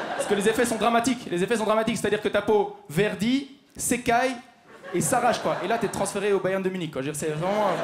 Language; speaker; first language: French; native; French